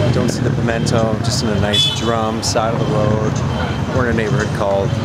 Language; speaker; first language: English; native; English